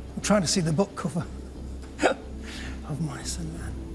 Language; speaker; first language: English; native; English